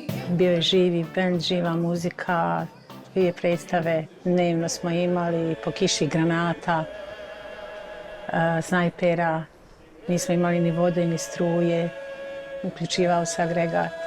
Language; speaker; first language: Bosnian; native; Bosnian